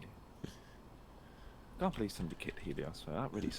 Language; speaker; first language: English; native; English